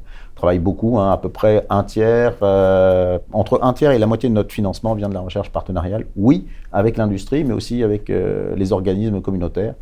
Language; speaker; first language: French; native; French